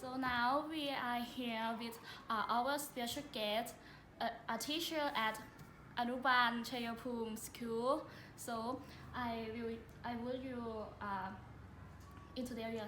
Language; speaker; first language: English; non-native, learner; Thai